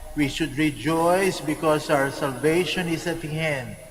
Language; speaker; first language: English; non-native, local second language; Filipino